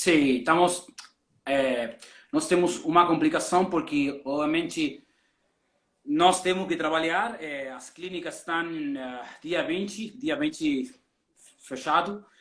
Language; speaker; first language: Portuguese; non-native, learner; Spanish